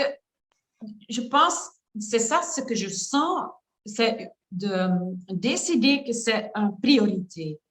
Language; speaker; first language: French; non-native, learner; Dutch